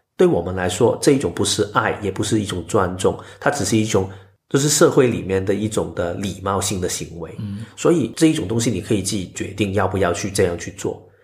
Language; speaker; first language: Chinese; non-native, local second language; Cantonese